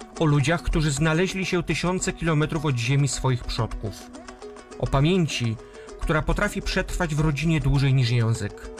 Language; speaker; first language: Polish; native; Polish